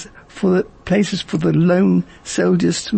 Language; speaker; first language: English; native; English